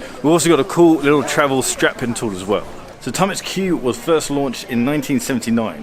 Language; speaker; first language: English; native; English